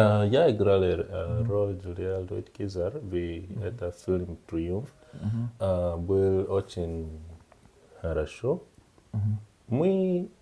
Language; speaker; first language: Russian; non-native, learner; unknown